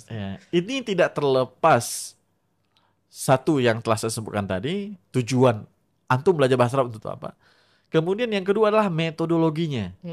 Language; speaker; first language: Indonesian; non-native, local second language; Achinese